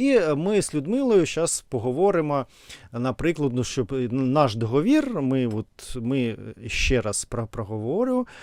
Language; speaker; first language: Ukrainian; non-native, learner; Russian